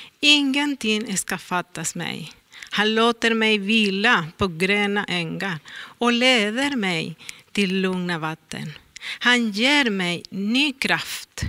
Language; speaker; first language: Swedish; non-native, learner; Spanish